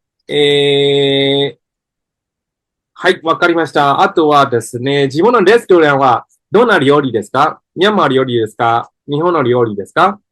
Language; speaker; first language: Japanese; non-native, fluent; Burmese